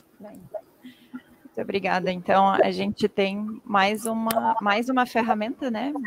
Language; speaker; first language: Portuguese; native; Portuguese